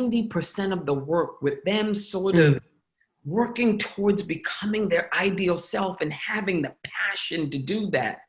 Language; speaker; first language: English; native; English